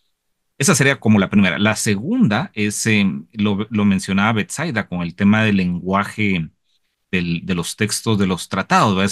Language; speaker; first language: Spanish; native; Spanish